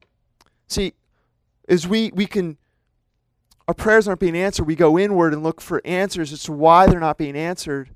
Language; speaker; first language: English; native; English